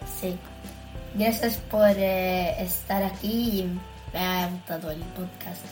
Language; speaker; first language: Spanish; early bilingual, heritage; Spanish